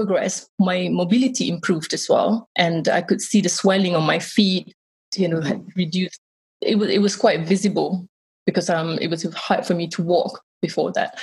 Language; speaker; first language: English; non-native, local second language; Malay